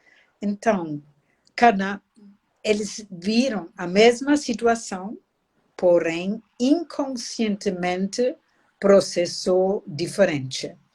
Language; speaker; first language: Portuguese; non-native, fluent; German